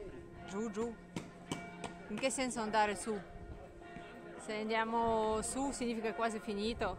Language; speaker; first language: Italian; non-native, learner; Russian